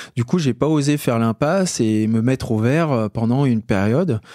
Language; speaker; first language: French; native; French